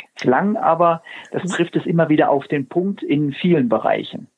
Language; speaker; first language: German; native; German